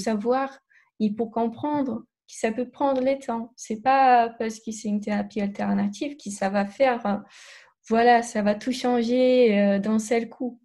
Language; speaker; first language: French; non-native, fluent; Portuguese